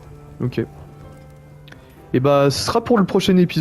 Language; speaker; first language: French; native; French